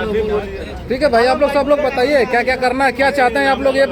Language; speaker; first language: Hindi; native; Hindi